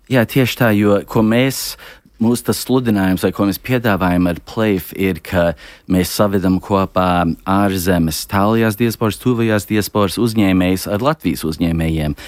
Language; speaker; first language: Latvian; early bilingual, heritage; Latvian